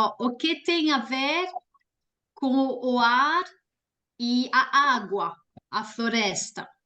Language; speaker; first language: Portuguese; non-native, fluent; French